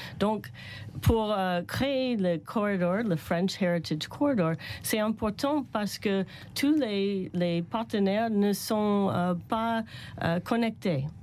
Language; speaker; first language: French; non-native, learner; English